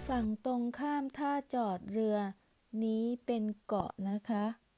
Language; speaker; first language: Thai; native; Thai